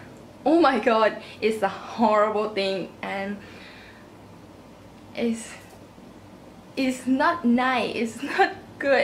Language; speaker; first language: English; non-native, learner; Thai